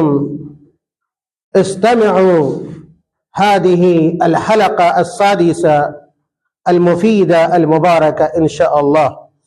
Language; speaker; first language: Arabic; non-native, fluent; Urdu